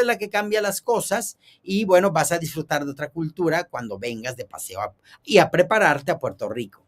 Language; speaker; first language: Spanish; native; Spanish